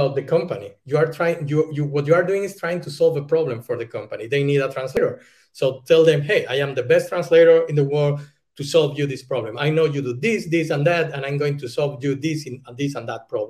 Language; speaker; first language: English; non-native, fluent; Spanish